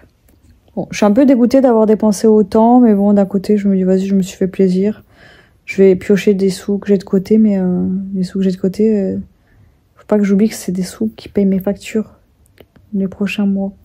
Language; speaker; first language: French; native; French